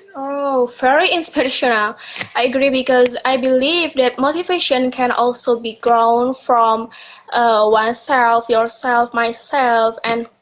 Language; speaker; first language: English; non-native, learner; Indonesian